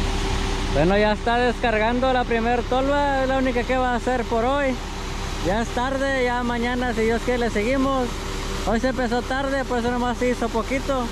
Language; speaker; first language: Spanish; native; Spanish